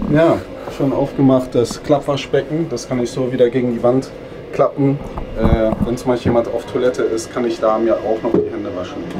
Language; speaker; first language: German; native; German